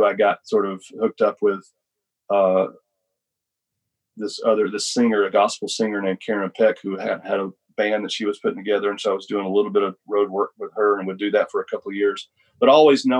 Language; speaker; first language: English; native; English